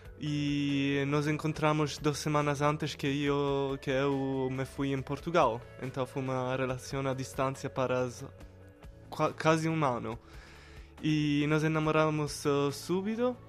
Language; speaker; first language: Portuguese; non-native, learner; Italian